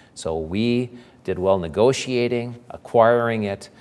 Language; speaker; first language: English; native; English